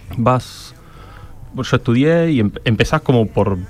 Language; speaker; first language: Spanish; native; Spanish